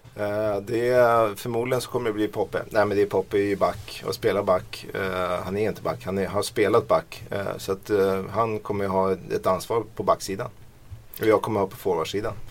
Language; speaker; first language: Swedish; native; Swedish